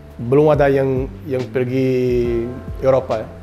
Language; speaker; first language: Indonesian; non-native, learner; Portuguese